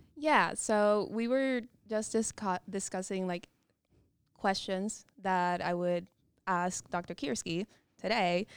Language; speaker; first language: English; non-native, fluent; Spanish